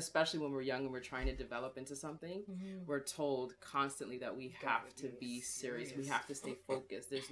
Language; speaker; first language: English; native; English